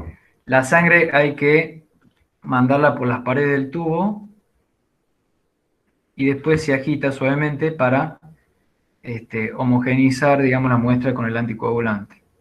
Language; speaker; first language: Spanish; native; Spanish